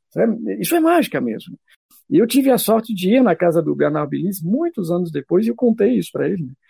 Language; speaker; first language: Portuguese; non-native, fluent; French